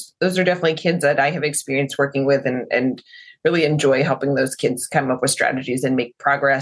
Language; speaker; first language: English; native; English